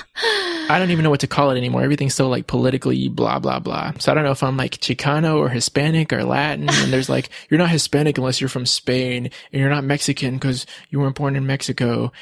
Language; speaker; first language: English; early bilingual, other home language; Spanish